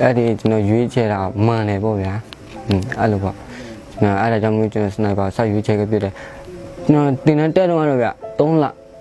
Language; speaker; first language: Burmese; non-native, local second language; S'gaw Karen